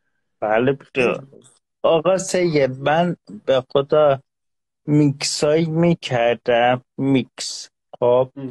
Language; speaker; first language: Persian; non-native, local second language; Azerbaijani